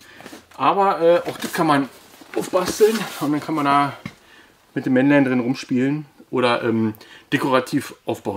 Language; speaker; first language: German; native; German